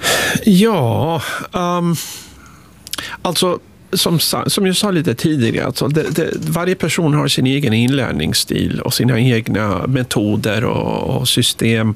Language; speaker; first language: Swedish; non-native, fluent; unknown